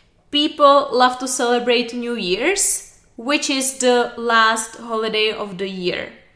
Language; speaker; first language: English; non-native, fluent; Czech